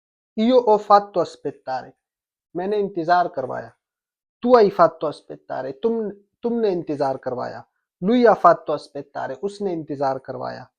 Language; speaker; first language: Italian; non-native, fluent; Urdu